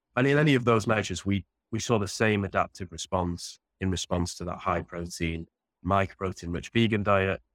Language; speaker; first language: English; native; English